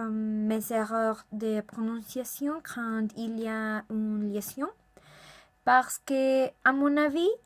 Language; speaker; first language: French; non-native, learner; Spanish